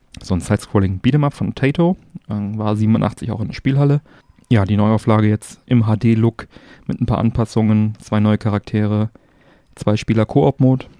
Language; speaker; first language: German; native; German